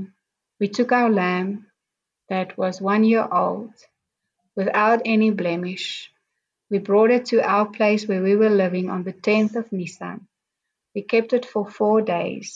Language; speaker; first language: English; non-native, local second language; Afrikaans